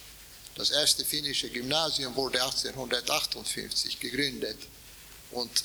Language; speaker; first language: German; non-native, fluent; Swedish